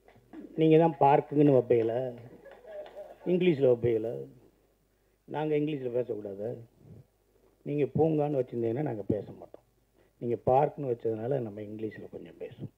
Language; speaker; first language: Tamil; native; Tamil